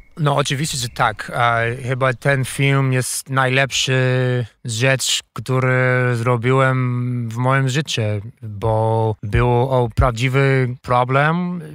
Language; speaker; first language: Polish; non-native, fluent; English